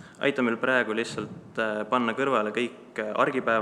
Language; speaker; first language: Estonian; native; Estonian